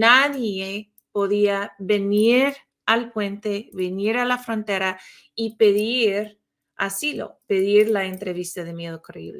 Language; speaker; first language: Spanish; non-native, fluent; English